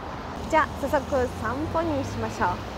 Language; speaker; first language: Japanese; non-native, fluent; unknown